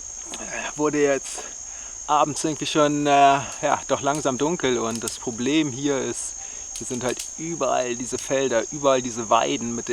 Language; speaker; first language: German; native; German